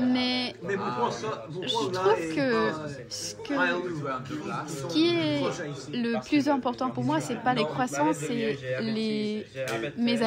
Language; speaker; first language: French; non-native, learner; English